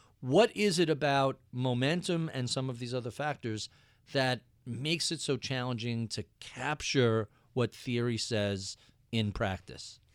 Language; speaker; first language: English; native; English